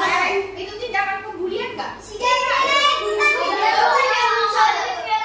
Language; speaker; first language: Indonesian; native; Indonesian